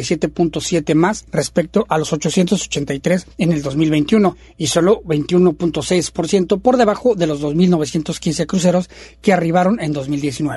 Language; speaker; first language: Spanish; native; Spanish